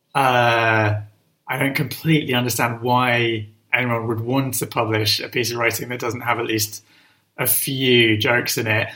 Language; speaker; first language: English; native; English